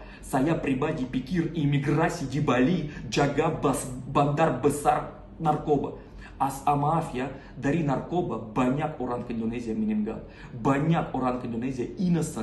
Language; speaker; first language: Indonesian; non-native, learner; Russian